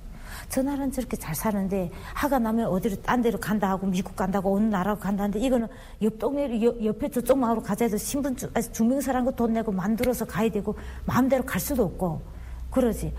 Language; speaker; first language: Korean; native; Korean